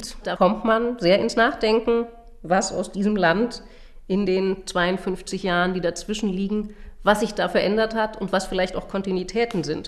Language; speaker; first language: German; native; German